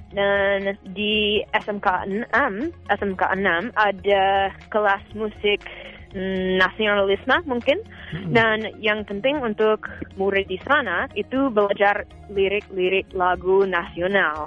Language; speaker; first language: Indonesian; non-native, fluent; English